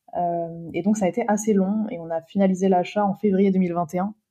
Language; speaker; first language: French; native; French